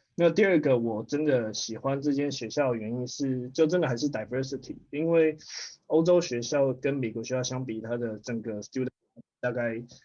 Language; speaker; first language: Chinese; native; Chinese